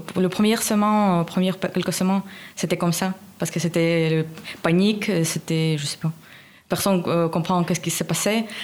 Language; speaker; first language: French; non-native, learner; Russian